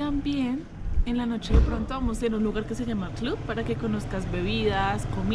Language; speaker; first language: Spanish; native; Spanish